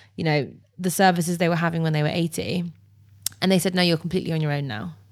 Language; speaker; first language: English; native; English